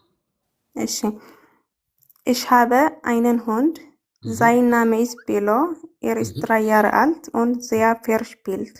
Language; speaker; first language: German; non-native, learner; Amharic